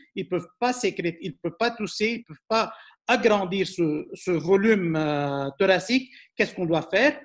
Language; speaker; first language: French; non-native, local second language; Arabic